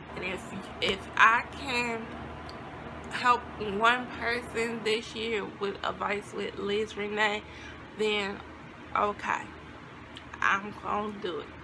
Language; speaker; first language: English; native; English